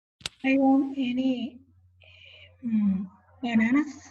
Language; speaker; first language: English; non-native, learner; Spanish